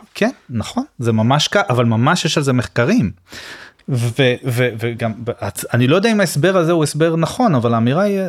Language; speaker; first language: Hebrew; native; Hebrew